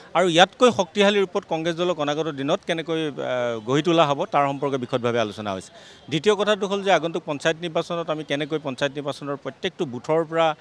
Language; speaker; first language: Assamese; native; Assamese